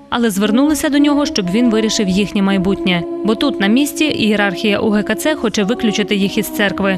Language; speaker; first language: Ukrainian; native; Ukrainian